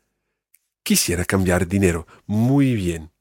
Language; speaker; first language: Spanish; non-native, fluent; English